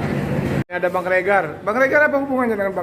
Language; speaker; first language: Indonesian; native; Indonesian